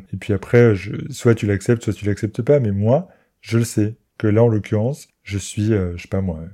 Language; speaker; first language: French; native; French